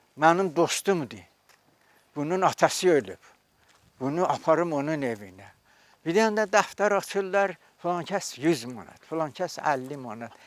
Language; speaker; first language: Azerbaijani; non-native, local second language; Talysh